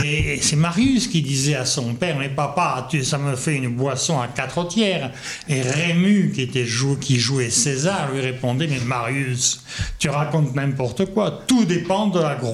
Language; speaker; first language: French; native; French